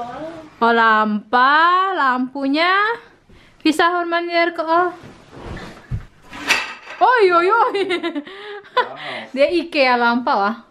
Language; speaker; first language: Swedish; non-native, learner; Indonesian